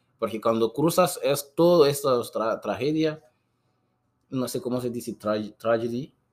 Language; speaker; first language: Spanish; non-native, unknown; Susu